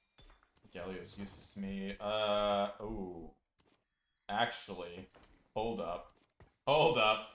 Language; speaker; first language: English; native; English